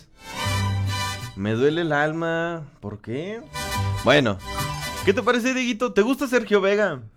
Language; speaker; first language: Spanish; native; Spanish